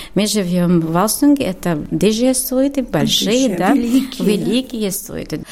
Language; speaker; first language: Russian; non-native, learner; Latvian